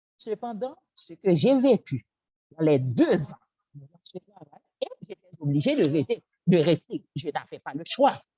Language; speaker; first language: French; non-native, local second language; Haitian Creole